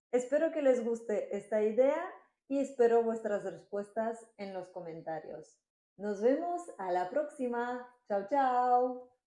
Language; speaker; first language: Spanish; non-native, fluent; Romanian